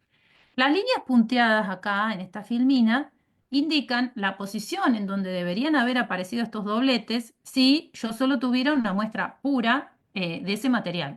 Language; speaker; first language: Spanish; native; Spanish